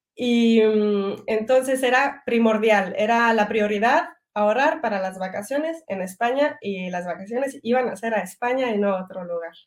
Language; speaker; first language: Spanish; non-native, fluent; French